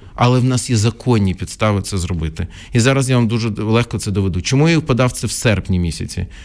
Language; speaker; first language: Ukrainian; non-native, local second language; Russian